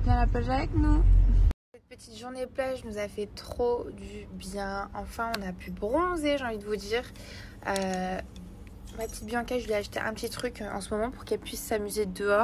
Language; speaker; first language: French; native; French